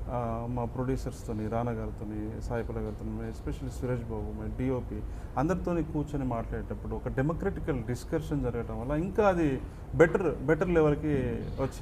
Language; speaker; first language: Telugu; native; Telugu